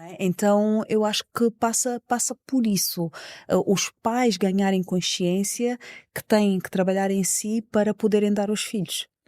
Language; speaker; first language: Portuguese; native; Portuguese